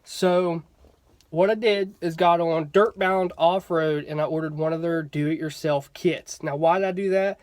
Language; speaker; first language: English; native; English